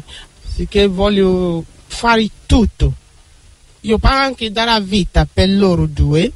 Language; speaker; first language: Italian; non-native, learner; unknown